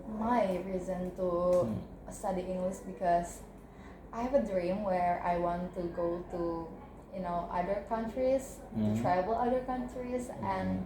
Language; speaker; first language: English; non-native, learner; Indonesian